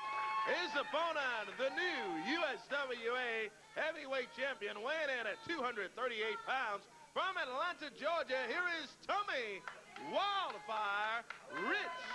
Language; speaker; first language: English; native; English